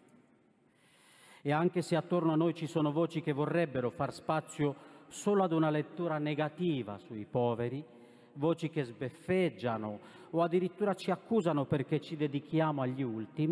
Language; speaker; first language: Italian; non-native, fluent; Romanian